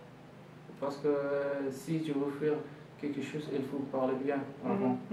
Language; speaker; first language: French; non-native, learner; Arabic